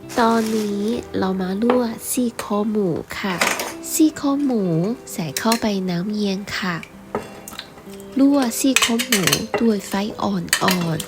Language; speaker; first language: Thai; non-native, fluent; Chinese